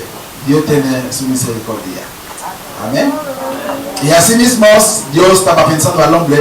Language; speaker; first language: Spanish; non-native, learner; Haitian Creole